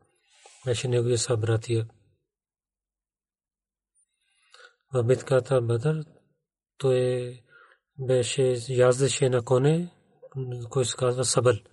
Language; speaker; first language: Bulgarian; non-native, learner; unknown